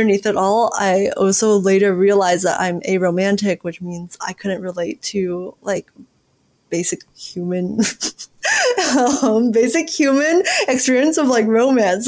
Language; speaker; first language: English; native; English